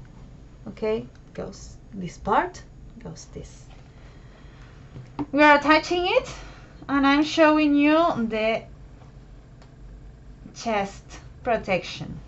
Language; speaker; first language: English; non-native, fluent; Spanish